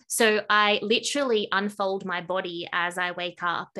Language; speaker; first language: English; native; English